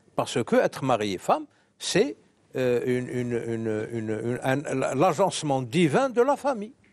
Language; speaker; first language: French; non-native, local second language; Arabic